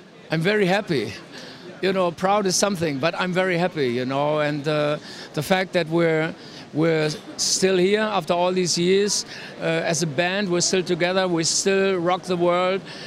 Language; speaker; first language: English; non-native, fluent; German